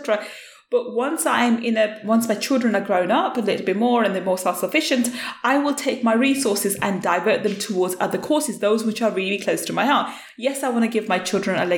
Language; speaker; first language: English; native; English